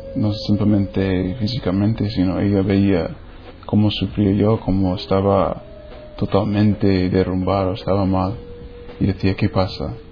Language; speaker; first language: Spanish; non-native, fluent; English